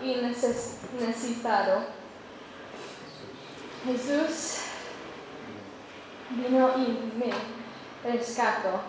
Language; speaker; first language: Spanish; non-native, learner; English